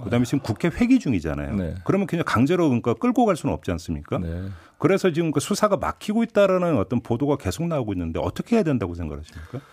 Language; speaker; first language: Korean; native; Korean